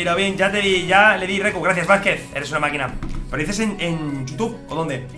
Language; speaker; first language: Spanish; native; Spanish